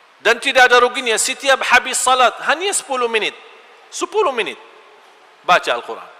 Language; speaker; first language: Malay; non-native, fluent; Arabic